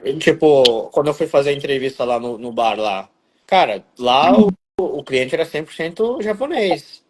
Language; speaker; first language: Portuguese; native; Portuguese